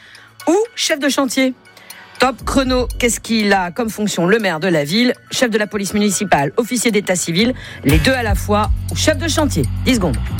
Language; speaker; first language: French; native; French